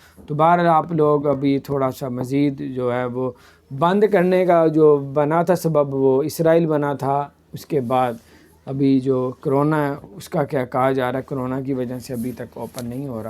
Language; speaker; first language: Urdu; non-native, local second language; Punjabi